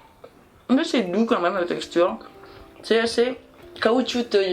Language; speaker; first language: French; non-native, learner; Indonesian